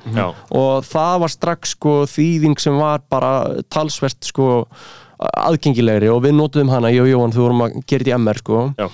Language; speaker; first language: Icelandic; native; Icelandic